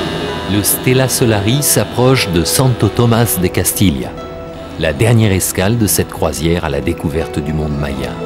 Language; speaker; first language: French; native; French